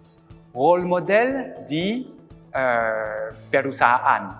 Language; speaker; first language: Indonesian; non-native, learner; French